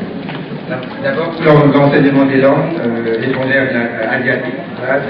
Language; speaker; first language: French; non-native, fluent; Thai